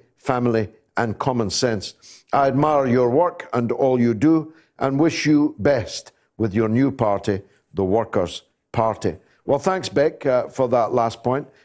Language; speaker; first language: English; native; English